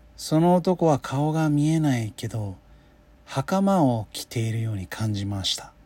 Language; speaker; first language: Japanese; non-native, fluent; English